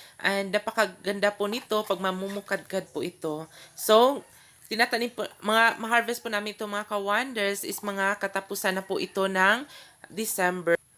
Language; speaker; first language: Filipino; non-native, local second language; Cebuano